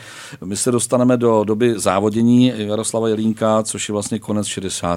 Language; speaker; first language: Czech; native; Czech